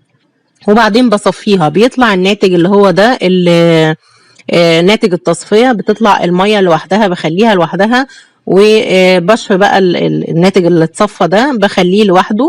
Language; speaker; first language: Arabic; native; Arabic